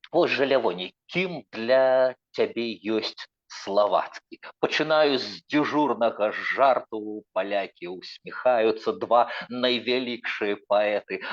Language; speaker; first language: Belarusian; native; Belarusian